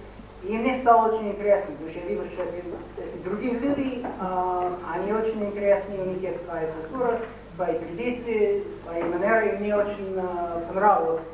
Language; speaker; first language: Russian; non-native, fluent; English